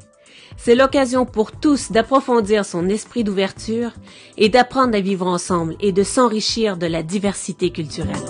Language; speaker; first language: French; native; French